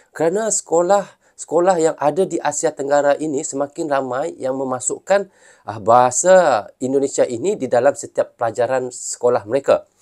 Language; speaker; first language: Malay; native; Malay